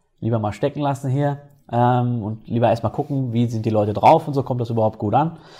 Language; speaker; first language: German; native; German